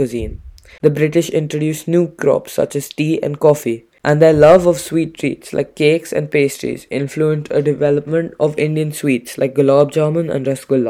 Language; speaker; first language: English; non-native, local second language; Hindi